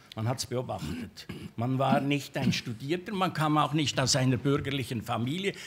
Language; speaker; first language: German; native; German